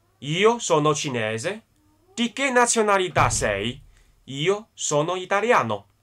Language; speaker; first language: Italian; non-native, fluent; Chinese